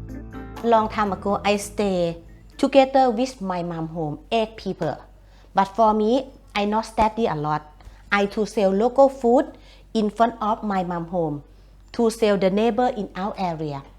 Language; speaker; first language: English; non-native, learner; Thai